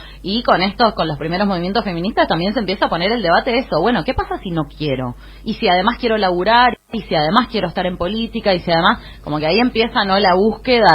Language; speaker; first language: Spanish; native; Spanish